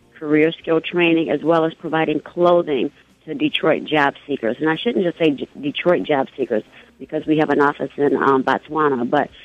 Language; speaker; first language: English; native; English